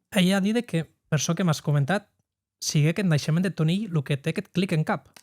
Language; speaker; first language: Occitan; native; Occitan